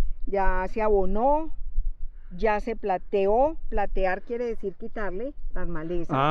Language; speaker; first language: Spanish; native; Spanish